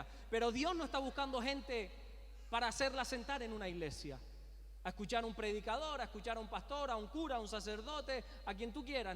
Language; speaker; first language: Spanish; native; Spanish